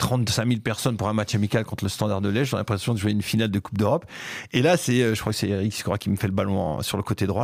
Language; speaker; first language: French; native; French